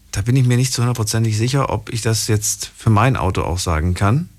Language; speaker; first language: German; native; German